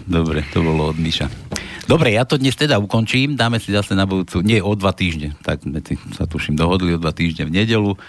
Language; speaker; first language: Slovak; native; Slovak